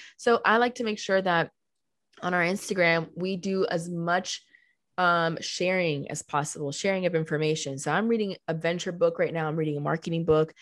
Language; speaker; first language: English; early bilingual, other home language; Spanish